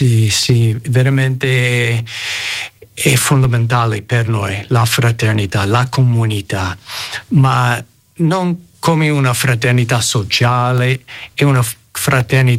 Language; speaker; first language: Italian; non-native, fluent; English